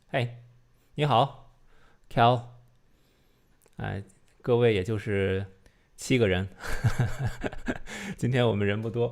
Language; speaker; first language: Chinese; non-native, fluent; English